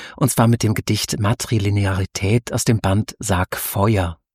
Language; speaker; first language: German; native; German